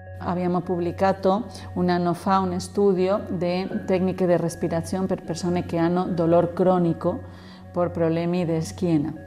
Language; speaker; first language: Italian; non-native, learner; Spanish